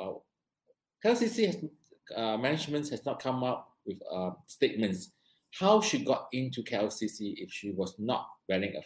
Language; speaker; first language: English; non-native, local second language; Cantonese